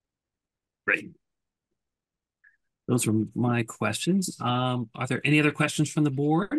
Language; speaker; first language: English; native; English